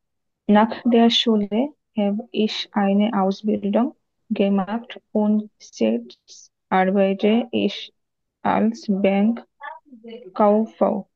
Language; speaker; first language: German; non-native, learner; Bangla